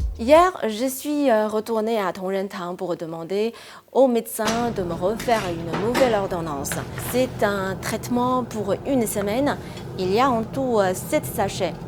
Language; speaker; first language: French; non-native, fluent; Chinese